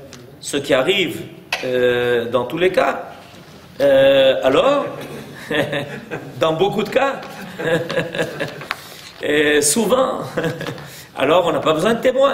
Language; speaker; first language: French; native; French